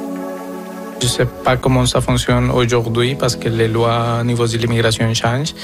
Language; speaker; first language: French; non-native, fluent; Spanish